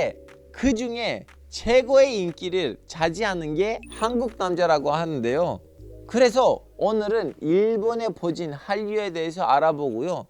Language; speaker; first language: Korean; non-native, fluent; Turkish